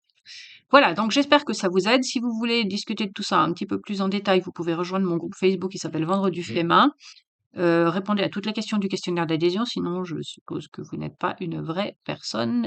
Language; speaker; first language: French; native; French